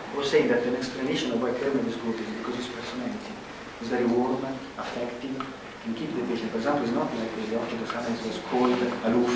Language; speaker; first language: English; non-native, fluent; Italian